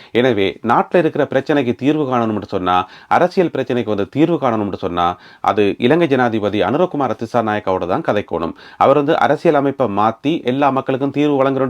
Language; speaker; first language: Tamil; native; Tamil